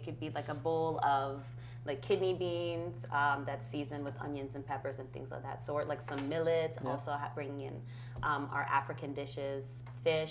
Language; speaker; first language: English; early bilingual, other home language; Russian